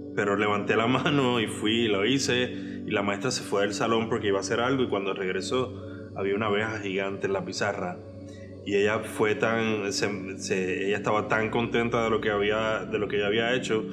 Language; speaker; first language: Spanish; native; Spanish